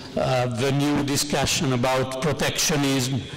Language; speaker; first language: English; non-native, fluent; Italian